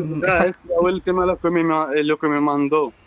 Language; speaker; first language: Spanish; non-native, learner; Arabic